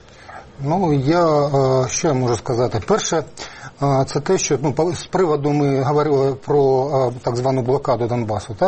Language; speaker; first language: Ukrainian; native; Ukrainian